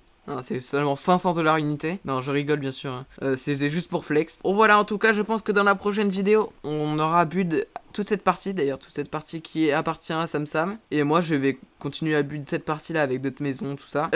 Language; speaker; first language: French; native; French